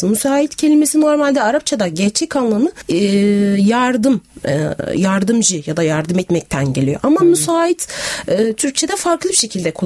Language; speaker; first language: Turkish; non-native, fluent; Arabic